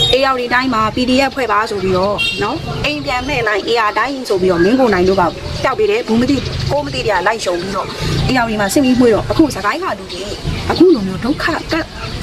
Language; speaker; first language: Burmese; native; Burmese